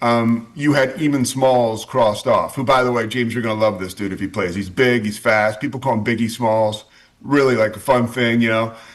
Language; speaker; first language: English; native; English